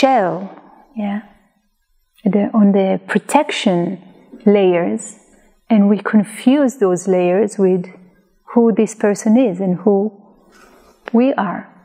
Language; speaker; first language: English; non-native, fluent; Hebrew